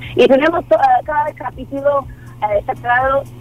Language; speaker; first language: Spanish; non-native, fluent; Filipino